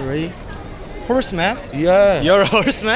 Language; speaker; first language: English; non-native, learner; Korean